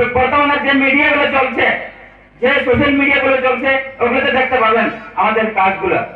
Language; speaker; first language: Bangla; non-native, local second language; Santali